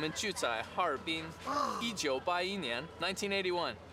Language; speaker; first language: Chinese; non-native, learner; English